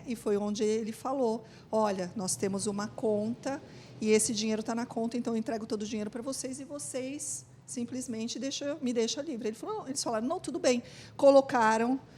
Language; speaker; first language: Portuguese; native; Portuguese